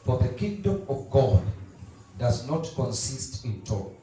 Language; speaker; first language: English; non-native, local second language; Swahili